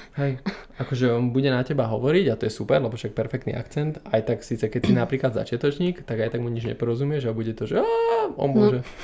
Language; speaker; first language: Slovak; native; Slovak